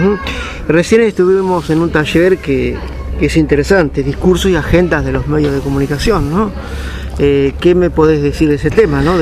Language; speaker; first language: Spanish; native; Spanish